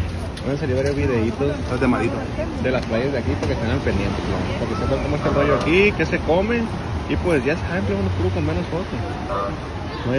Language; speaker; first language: Spanish; native; Spanish